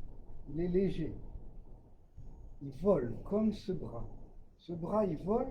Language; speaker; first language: French; native; French